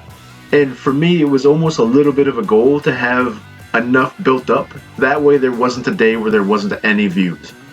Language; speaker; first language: English; native; English